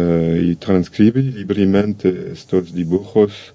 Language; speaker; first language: Spanish; non-native, learner; French